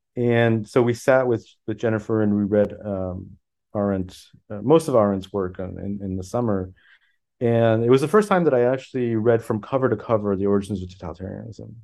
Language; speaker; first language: English; early bilingual, other home language; French